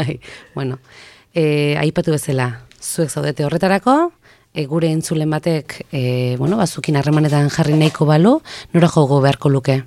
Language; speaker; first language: Basque; native; Basque